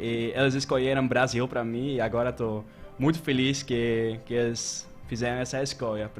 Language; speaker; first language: Portuguese; non-native, learner; Dutch